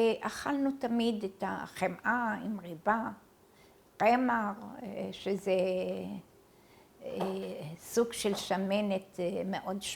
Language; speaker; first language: Hebrew; early bilingual, other home language; Arabic